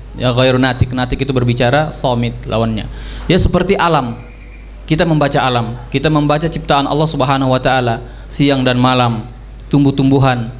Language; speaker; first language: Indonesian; native; Indonesian